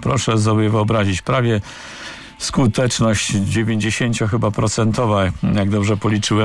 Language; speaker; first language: Polish; native; Polish